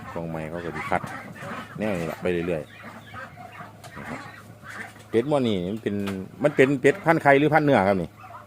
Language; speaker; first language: Thai; native; Thai